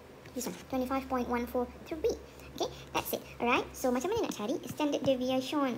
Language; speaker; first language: English; non-native, local second language; Malay